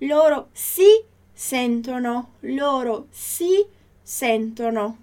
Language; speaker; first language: Italian; non-native, fluent; Portuguese